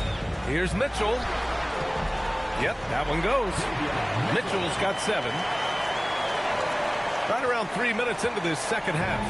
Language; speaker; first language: English; native; English